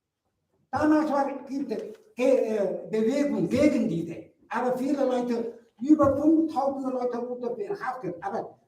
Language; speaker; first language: German; non-native, learner; Mongolian